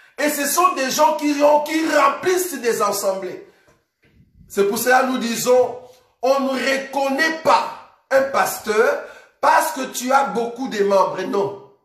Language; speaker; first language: French; non-native, local second language; Lingala